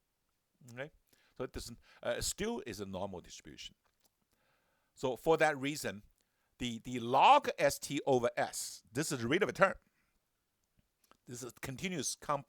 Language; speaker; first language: English; non-native, fluent; Chinese